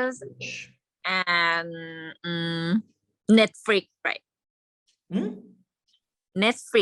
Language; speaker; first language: English; non-native, learner; Thai